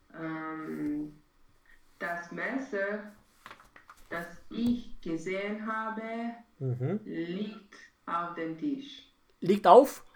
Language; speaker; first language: German; non-native, learner; Romanian